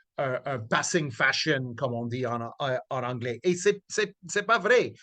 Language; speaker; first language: French; non-native, local second language; English